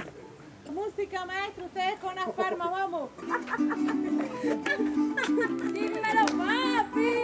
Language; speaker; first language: Spanish; native; Spanish